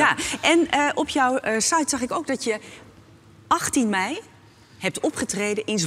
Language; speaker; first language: Dutch; native; Dutch